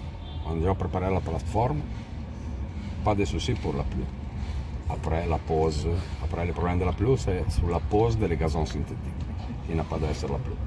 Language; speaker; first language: French; non-native, learner; Italian